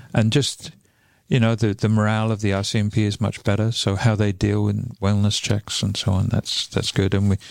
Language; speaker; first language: English; native; English